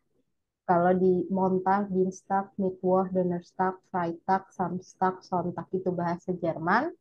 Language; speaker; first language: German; non-native, fluent; Indonesian